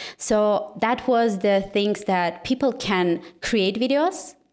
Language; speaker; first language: English; non-native, fluent; Armenian